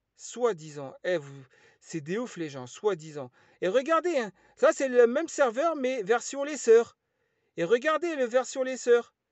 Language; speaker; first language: French; early bilingual, other home language; Lingala